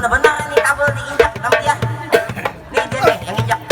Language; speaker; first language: Indonesian; native; Indonesian